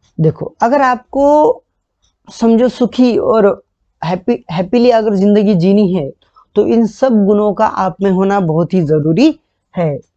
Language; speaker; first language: Hindi; non-native, local second language; Marathi